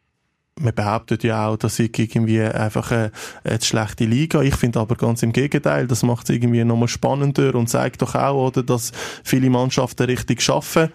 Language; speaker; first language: German; native; German